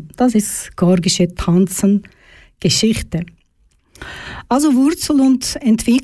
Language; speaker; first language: German; non-native, learner; Georgian